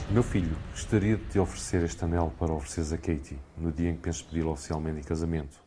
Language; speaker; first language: Portuguese; native; Portuguese